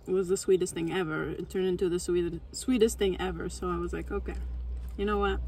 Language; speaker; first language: English; non-native, fluent; Turkish